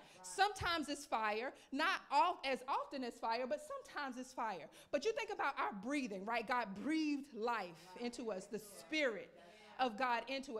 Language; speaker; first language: English; native; English